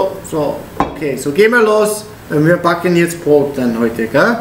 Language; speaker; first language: German; non-native, learner; Italian